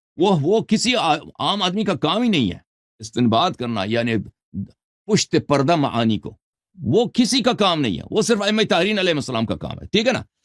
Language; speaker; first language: Urdu; non-native, fluent; Persian